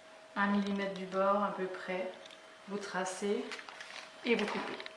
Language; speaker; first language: French; native; French